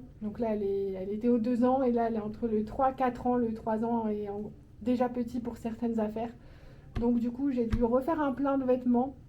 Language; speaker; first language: French; native; French